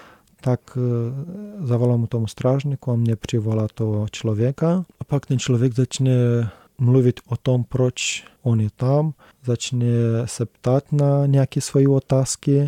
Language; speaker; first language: Czech; non-native, learner; Romanian